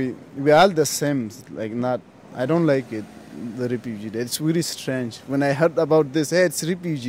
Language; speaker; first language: English; non-native, learner; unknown